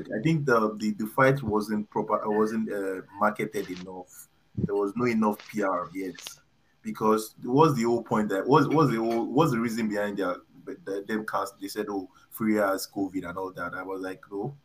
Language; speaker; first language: English; non-native, local second language; Yoruba